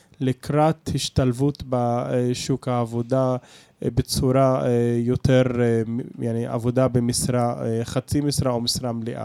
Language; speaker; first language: Hebrew; non-native, local second language; Arabic